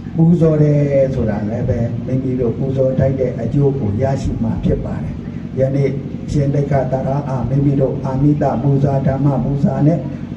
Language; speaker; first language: Burmese; native; Burmese